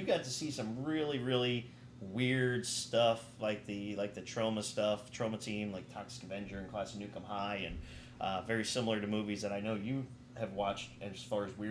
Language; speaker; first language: English; native; English